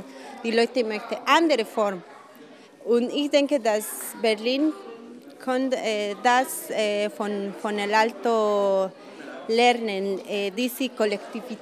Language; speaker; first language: German; non-native, learner; Spanish